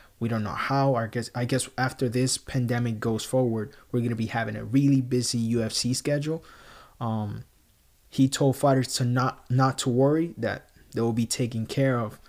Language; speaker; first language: English; non-native, local second language; Spanish